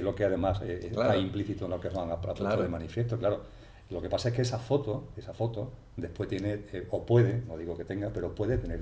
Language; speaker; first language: Spanish; native; Spanish